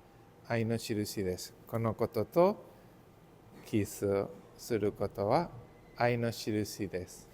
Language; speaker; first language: Japanese; non-native, learner; Spanish